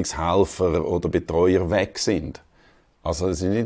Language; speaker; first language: German; native; German